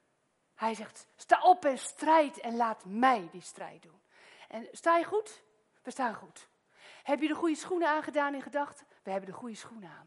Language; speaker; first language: Dutch; native; Dutch